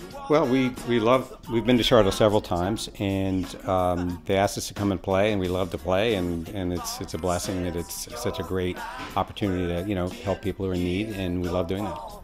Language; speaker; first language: English; native; English